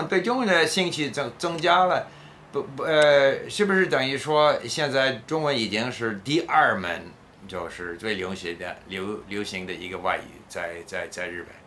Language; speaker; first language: Chinese; non-native, fluent; English